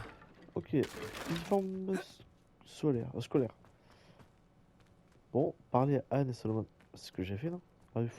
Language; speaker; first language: French; native; French